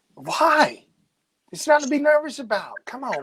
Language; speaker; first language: English; native; English